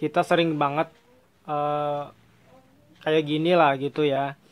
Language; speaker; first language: Indonesian; native; Indonesian